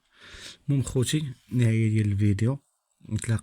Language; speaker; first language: Arabic; native; Arabic